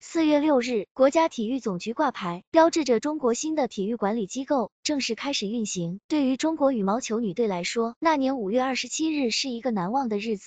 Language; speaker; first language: Chinese; native; Chinese